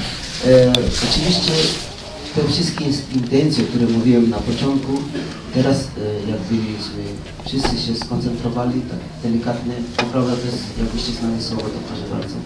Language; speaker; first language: Polish; non-native, learner; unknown